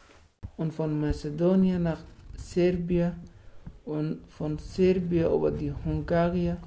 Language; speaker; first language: German; non-native, learner; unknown